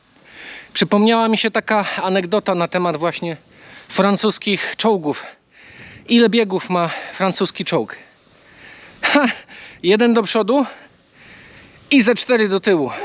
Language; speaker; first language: Polish; native; Polish